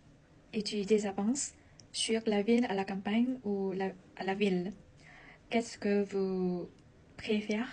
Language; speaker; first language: French; non-native, learner; Vietnamese